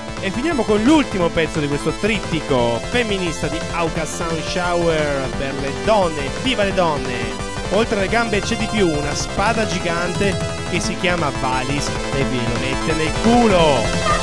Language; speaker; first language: Italian; native; Italian